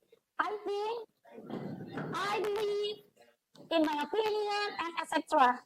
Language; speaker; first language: English; non-native, local second language; Indonesian